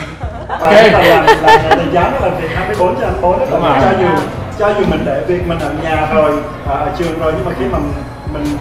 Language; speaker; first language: Vietnamese; early bilingual, heritage; Vietnamese